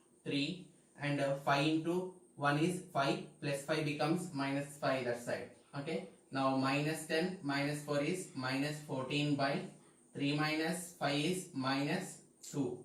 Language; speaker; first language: English; non-native, local second language; Telugu